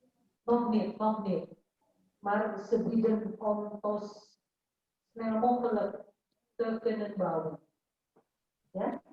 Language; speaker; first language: Dutch; non-native, fluent; Indonesian